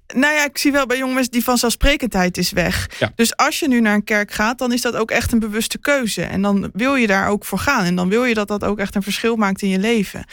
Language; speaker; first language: Dutch; native; Dutch